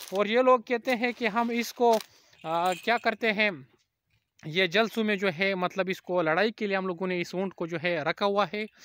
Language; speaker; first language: Urdu; non-native, local second language; Pashto